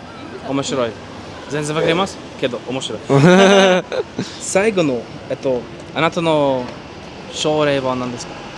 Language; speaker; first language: Japanese; non-native, learner; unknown